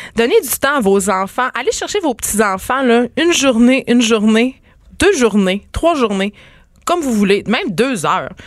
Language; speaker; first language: French; native; French